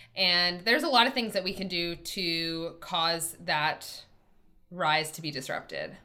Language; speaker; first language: English; native; English